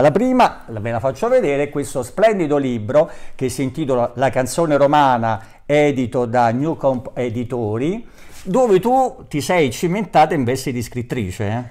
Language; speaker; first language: Italian; native; Italian